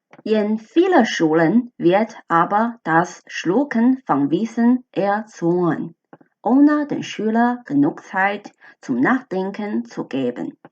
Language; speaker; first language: German; non-native, fluent; Chinese